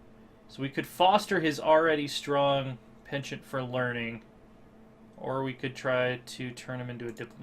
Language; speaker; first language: English; native; English